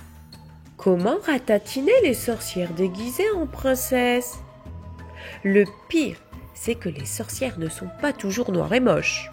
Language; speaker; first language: French; native; French